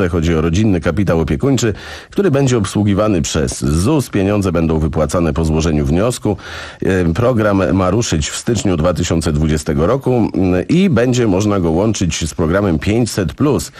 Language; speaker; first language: Polish; native; Polish